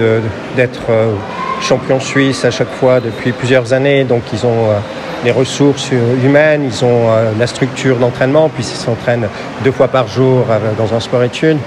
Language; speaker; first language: French; native; French